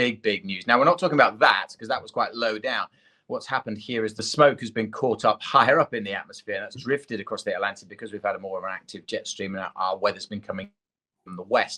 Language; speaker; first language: English; native; English